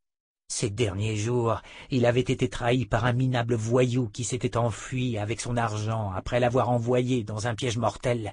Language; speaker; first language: French; native; French